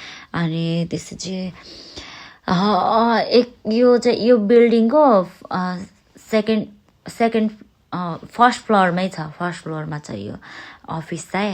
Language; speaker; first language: Nepali; native; Nepali